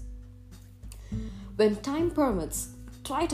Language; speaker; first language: English; non-native, local second language; Tamil